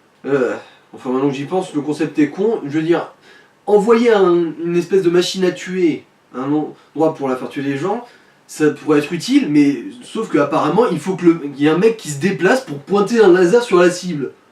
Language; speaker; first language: French; native; French